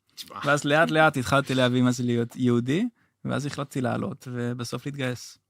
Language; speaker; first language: Hebrew; non-native, fluent; Dutch